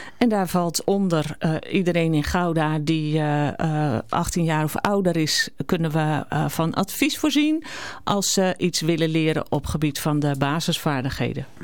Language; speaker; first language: Dutch; native; Dutch